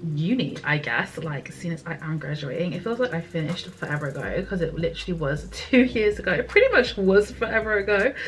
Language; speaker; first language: English; native; English